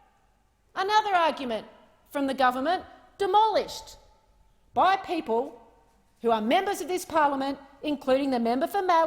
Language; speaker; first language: English; native; English